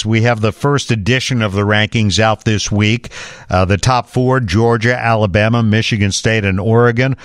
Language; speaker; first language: English; native; English